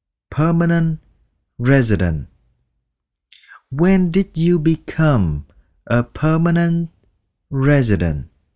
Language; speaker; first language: English; non-native, fluent; Vietnamese